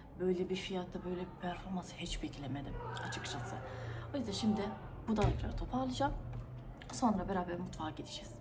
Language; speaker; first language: Turkish; non-native, fluent; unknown